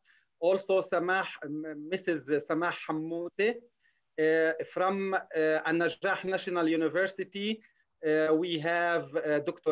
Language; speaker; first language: English; non-native, learner; Arabic